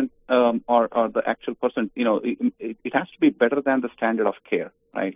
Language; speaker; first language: English; non-native, local second language; Kannada